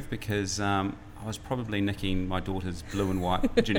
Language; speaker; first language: English; native; English